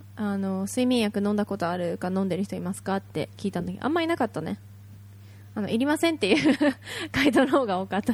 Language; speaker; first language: Japanese; native; Japanese